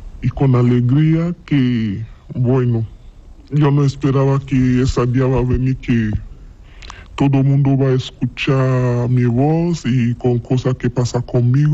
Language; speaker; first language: Spanish; non-native, learner; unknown